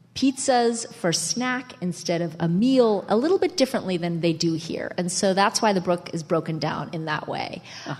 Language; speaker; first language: English; early bilingual, other home language; Italian